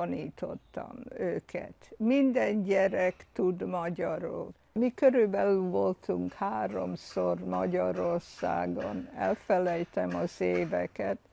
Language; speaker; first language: Hungarian; early bilingual, heritage; Hungarian